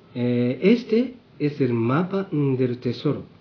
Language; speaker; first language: Spanish; non-native, learner; Japanese